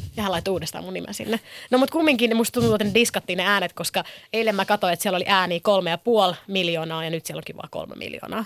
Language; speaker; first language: Finnish; early bilingual, other home language; Kurdish